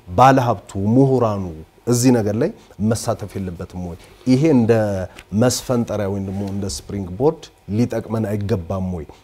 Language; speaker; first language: Amharic; native; Amharic